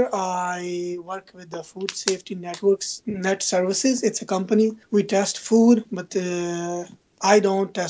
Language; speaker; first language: English; non-native, local second language; Punjabi